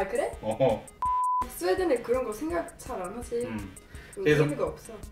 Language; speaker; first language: Korean; non-native, fluent; Swedish